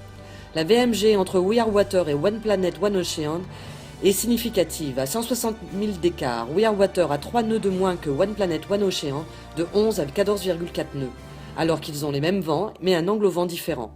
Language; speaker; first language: French; native; French